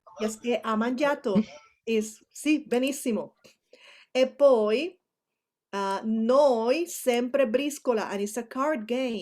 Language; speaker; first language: Italian; non-native, fluent; Spanish